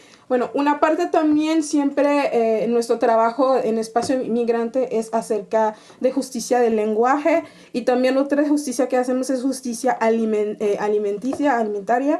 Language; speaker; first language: Spanish; non-native, fluent; Haitian Creole